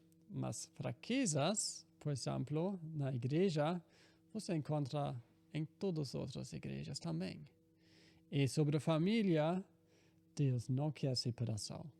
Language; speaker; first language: Portuguese; non-native, fluent; German